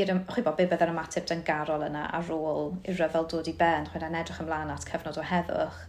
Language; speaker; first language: Welsh; native; Welsh